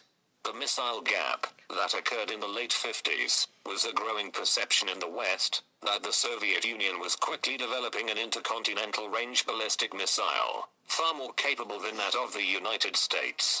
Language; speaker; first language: English; native; English